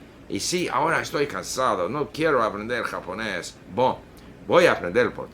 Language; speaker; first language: Spanish; non-native, fluent; Swedish